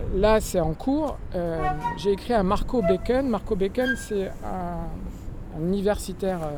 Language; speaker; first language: French; native; French